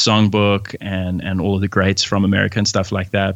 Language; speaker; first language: English; native; English